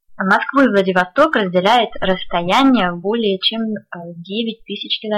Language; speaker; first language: Russian; native; Russian